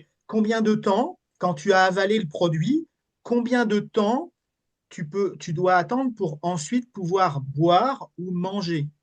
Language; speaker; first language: French; native; French